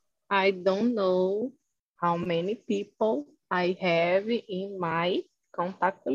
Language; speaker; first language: English; non-native, learner; Portuguese